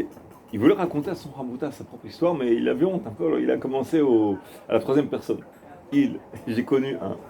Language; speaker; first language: French; native; French